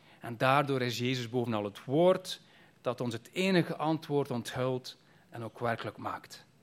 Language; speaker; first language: Dutch; native; Dutch